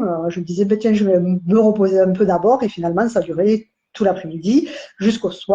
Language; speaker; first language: French; native; French